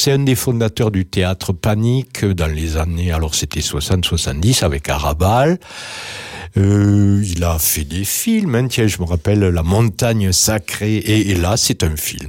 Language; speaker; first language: French; native; French